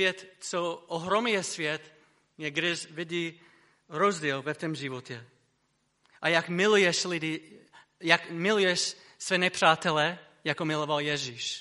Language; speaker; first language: Czech; non-native, fluent; English